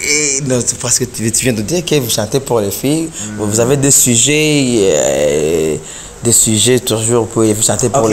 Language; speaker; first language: French; non-native, local second language; Rundi